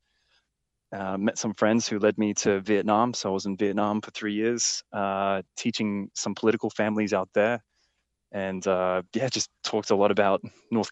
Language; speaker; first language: English; native; English